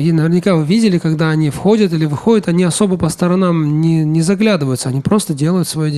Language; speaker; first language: Russian; native; Russian